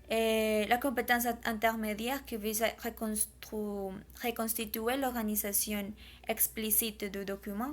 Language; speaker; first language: French; non-native, learner; Spanish